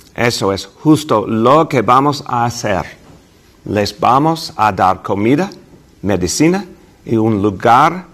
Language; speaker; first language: Spanish; non-native, learner; English